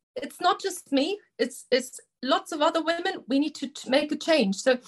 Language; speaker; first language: English; non-native, fluent; German